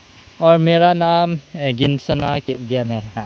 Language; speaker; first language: Hindi; non-native, local second language; Thado Chin